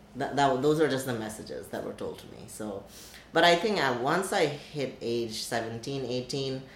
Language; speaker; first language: English; non-native, local second language; Bangla